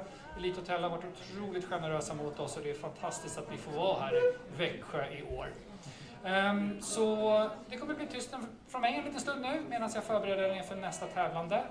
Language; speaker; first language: Swedish; native; Swedish